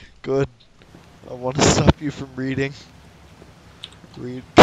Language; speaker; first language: English; native; English